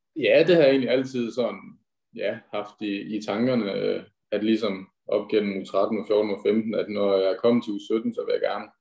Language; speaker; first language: Danish; native; Danish